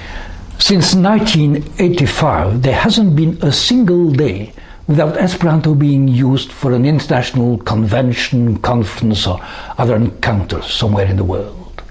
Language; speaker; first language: English; non-native, fluent; French